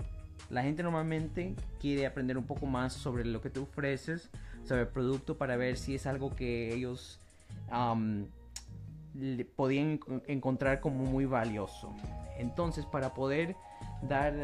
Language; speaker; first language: Spanish; early bilingual, heritage; Spanish